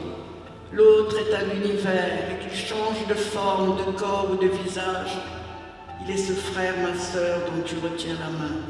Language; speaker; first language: French; native; French